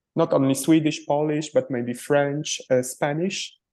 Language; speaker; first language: English; non-native, fluent; Polish